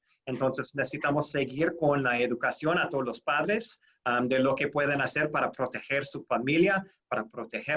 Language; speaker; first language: Spanish; non-native, fluent; English